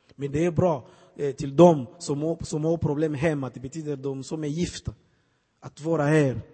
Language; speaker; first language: Swedish; non-native, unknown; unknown